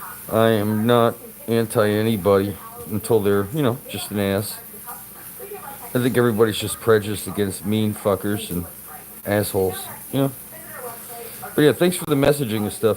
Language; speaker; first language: English; native; English